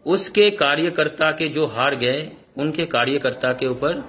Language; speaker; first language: Hindi; non-native, local second language; Bangla